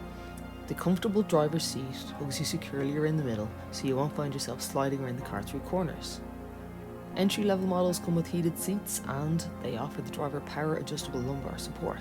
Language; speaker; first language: English; native; English